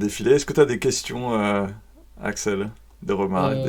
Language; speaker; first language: French; native; French